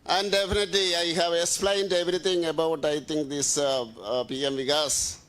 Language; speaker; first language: English; non-native, local second language; Malayalam